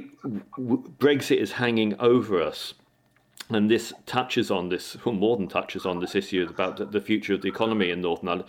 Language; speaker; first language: English; native; English